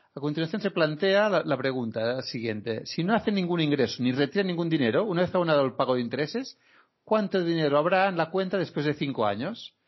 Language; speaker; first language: Spanish; non-native, local second language; Catalan